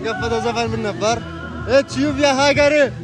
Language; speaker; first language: Arabic; non-native, fluent; Amharic